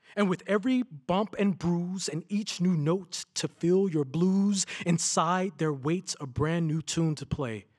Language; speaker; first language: English; native; English